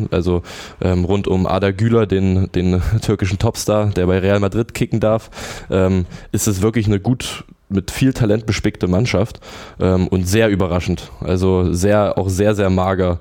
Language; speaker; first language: German; native; German